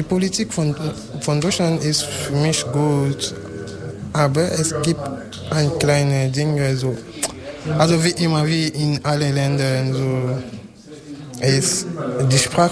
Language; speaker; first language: German; non-native, fluent; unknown